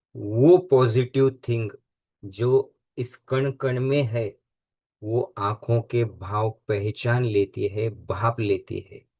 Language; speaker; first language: Hindi; non-native, local second language; Marathi